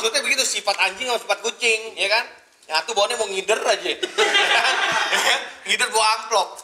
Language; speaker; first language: Indonesian; native; Indonesian